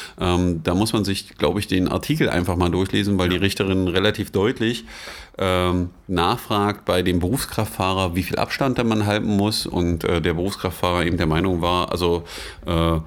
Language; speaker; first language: German; native; German